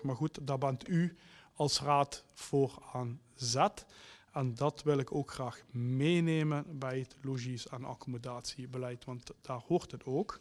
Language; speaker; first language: Dutch; native; Dutch